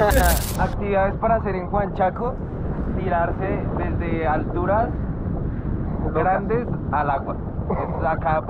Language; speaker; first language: Spanish; native; Spanish